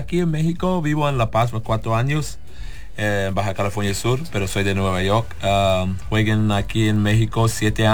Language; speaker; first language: Spanish; non-native, learner; English